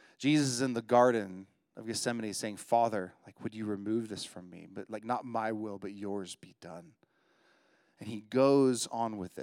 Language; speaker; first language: English; native; English